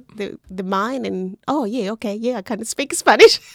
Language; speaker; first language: English; non-native, learner; Spanish